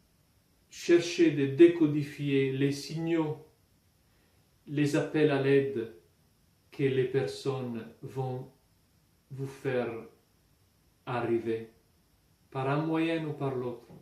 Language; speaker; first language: French; non-native, fluent; Italian